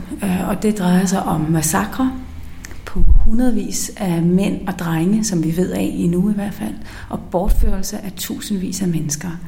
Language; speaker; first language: Danish; native; Danish